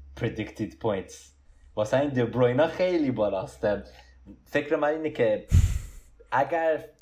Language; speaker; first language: Persian; early bilingual, heritage; Persian